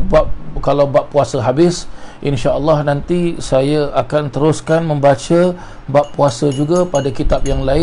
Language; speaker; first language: Malay; native; Malay